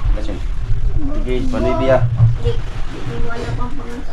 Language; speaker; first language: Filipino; non-native, local second language; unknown